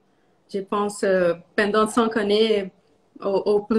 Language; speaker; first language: French; non-native, learner; Portuguese